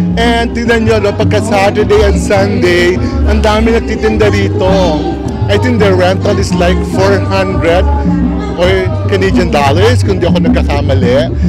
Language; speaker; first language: Filipino; native; Filipino